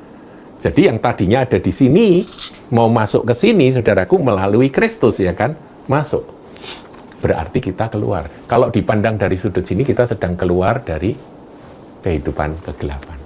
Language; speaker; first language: Indonesian; native; Indonesian